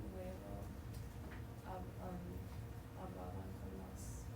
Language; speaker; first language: Spanish; non-native, learner; English